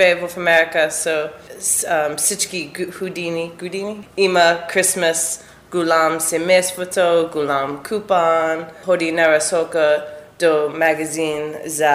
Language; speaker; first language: Bulgarian; non-native, learner; English